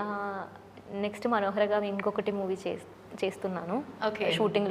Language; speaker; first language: Telugu; non-native, learner; Malayalam